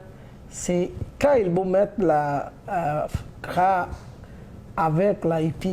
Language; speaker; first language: French; non-native, learner; Bangla